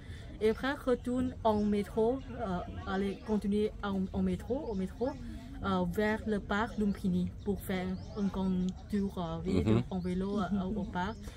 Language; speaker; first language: French; non-native, fluent; Thai